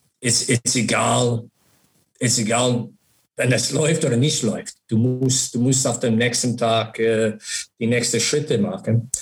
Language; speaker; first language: German; non-native, learner; English